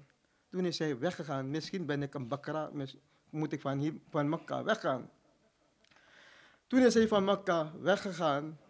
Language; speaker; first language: Dutch; non-native, fluent; Urdu